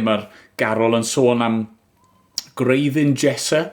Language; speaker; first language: Welsh; native; Welsh